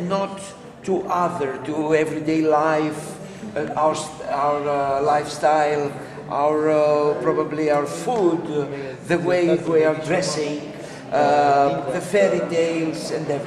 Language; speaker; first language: English; non-native, fluent; Greek